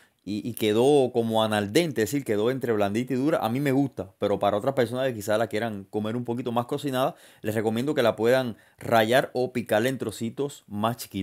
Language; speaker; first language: Spanish; native; Spanish